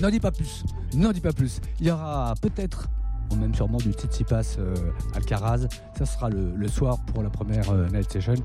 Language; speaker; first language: French; native; French